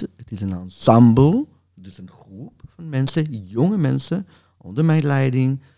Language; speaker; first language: Dutch; non-native, fluent; Hebrew